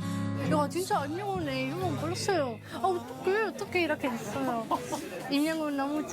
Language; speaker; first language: Korean; non-native, learner; Spanish